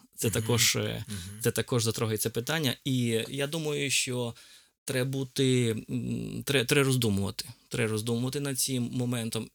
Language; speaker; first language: Ukrainian; native; Ukrainian